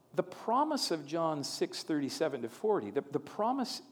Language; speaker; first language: English; native; English